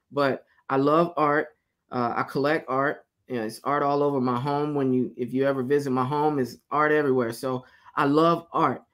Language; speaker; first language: English; native; English